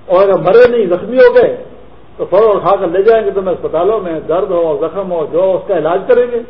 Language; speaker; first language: Urdu; non-native, local second language; Pashto